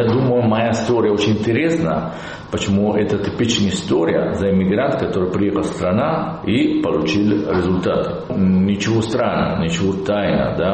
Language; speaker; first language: Russian; non-native, learner; Italian